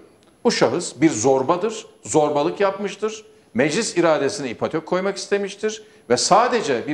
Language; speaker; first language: Turkish; native; Turkish